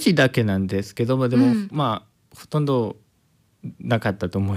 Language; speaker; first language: Japanese; non-native, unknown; Spanish